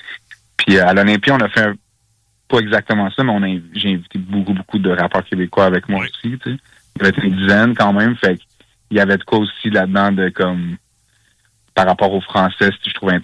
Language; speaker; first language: French; native; French